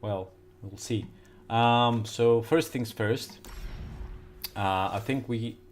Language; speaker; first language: English; non-native, fluent; Lithuanian